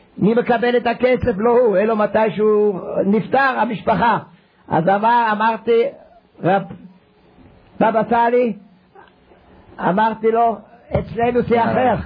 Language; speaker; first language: Hebrew; non-native, fluent; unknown